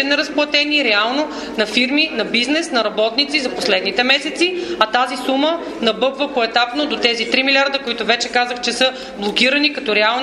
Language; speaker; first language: Bulgarian; native; Bulgarian